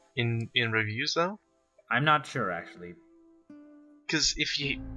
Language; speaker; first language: English; native; English